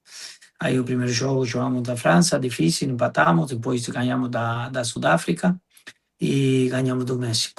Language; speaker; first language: Portuguese; non-native, fluent; Spanish